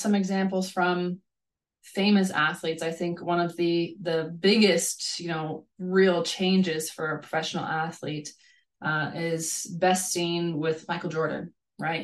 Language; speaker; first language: English; native; English